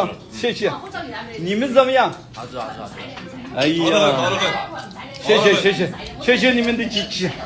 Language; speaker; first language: Chinese; non-native, local second language; Uyghur